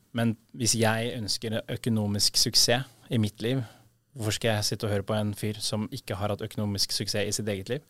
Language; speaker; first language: Norwegian; native; Norwegian